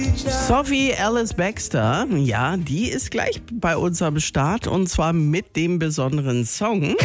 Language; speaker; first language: German; native; German